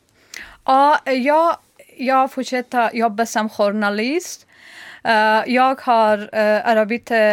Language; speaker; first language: Swedish; non-native, learner; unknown